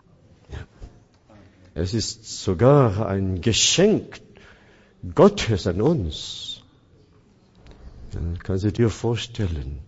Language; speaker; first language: German; non-native, fluent; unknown